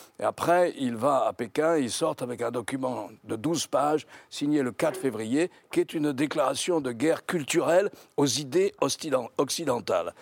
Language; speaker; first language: French; native; French